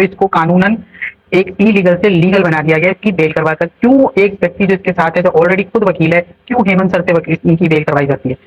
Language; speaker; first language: Hindi; native; Hindi